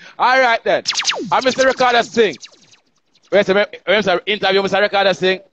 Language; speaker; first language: English; non-native, local second language; Jamaican Creole English